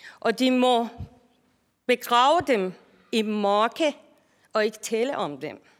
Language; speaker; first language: Danish; non-native, fluent; Persian